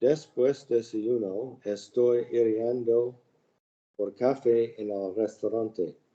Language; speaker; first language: Spanish; non-native, learner; English